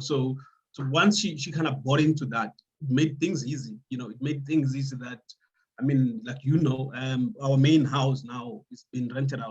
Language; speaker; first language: English; non-native, local second language; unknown